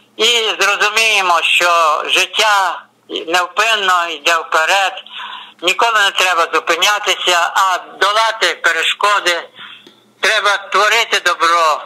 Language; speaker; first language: Ukrainian; native; Ukrainian